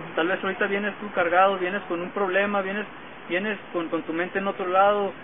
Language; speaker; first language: Spanish; early bilingual, heritage; Spanish